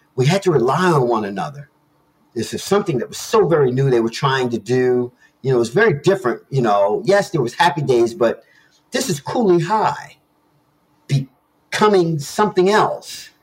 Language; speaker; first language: English; native; English